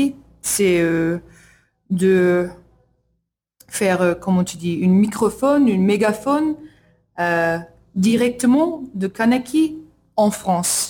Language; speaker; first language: French; non-native, learner; English